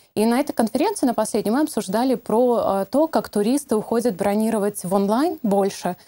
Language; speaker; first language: Russian; native; Russian